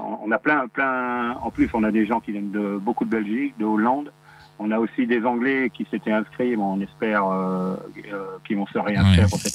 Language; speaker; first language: French; native; French